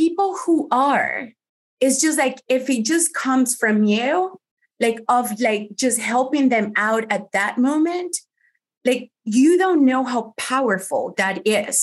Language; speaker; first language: English; non-native, fluent; Spanish